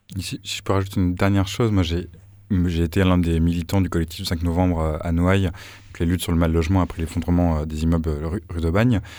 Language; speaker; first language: French; native; French